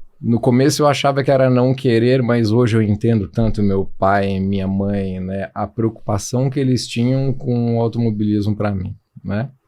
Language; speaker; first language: Portuguese; native; Portuguese